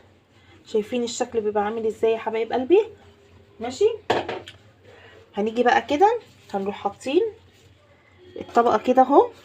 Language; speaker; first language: Arabic; native; Arabic